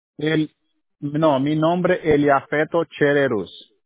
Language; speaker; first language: Spanish; non-native, learner; Haitian Creole